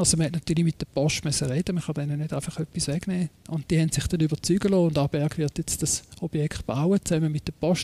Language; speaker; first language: German; native; German